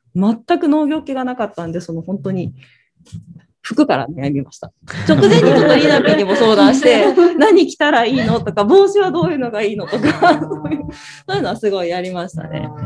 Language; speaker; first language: Japanese; native; Japanese